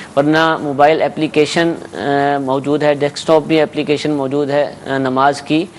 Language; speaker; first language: Urdu; native; Urdu